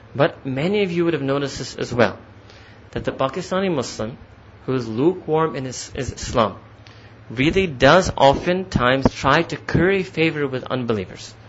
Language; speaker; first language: English; native; English